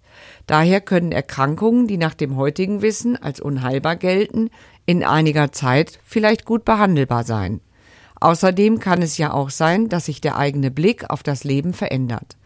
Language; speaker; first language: German; native; German